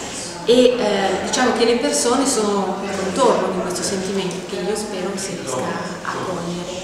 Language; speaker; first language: Italian; native; Italian